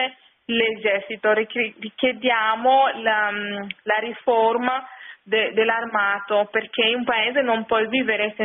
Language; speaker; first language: Italian; non-native, fluent; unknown